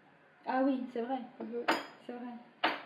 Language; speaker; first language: French; non-native, fluent; Chinese